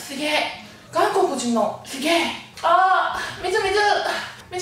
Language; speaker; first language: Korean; non-native, learner; Japanese